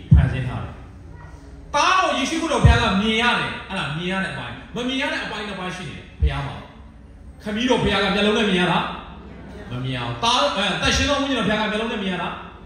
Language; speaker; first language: Burmese; non-native, local second language; S'gaw Karen